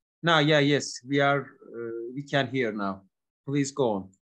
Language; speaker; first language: English; non-native, learner; Turkish